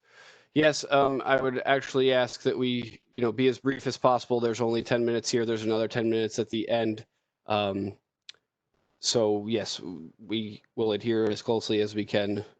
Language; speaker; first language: English; native; English